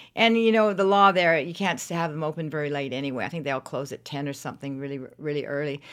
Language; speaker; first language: English; native; English